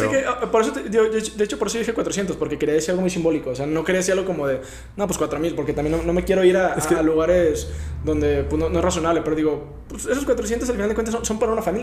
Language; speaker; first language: Spanish; native; Spanish